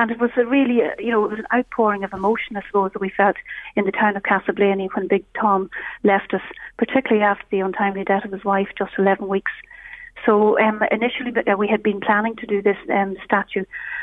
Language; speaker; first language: English; native; English